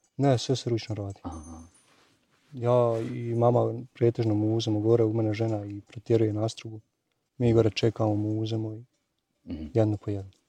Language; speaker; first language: Bosnian; native; Bosnian